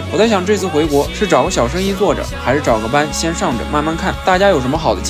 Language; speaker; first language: Chinese; native; Chinese